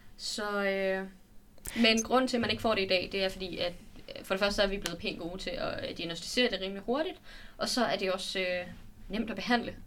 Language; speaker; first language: Danish; native; Danish